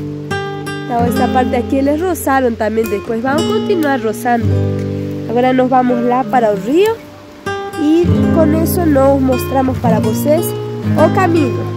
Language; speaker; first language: Portuguese; non-native, local second language; Spanish